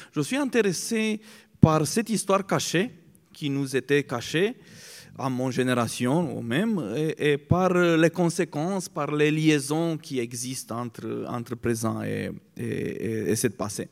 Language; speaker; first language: French; non-native, fluent; Romanian